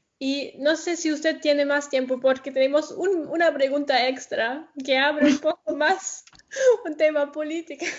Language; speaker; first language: Spanish; non-native, fluent; German